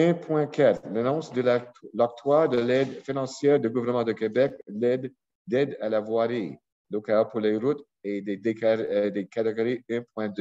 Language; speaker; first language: French; non-native, local second language; English